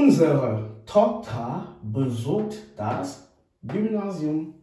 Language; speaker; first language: German; non-native, fluent; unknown